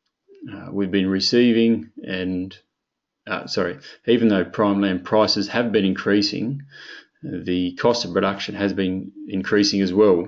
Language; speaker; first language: English; native; English